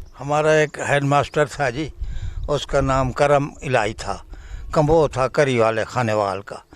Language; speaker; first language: Urdu; non-native, local second language; Punjabi